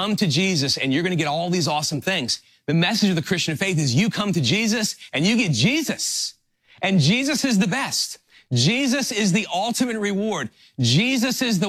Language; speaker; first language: English; native; English